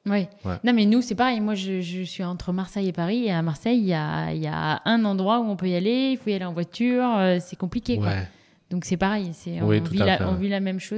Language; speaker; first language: French; native; French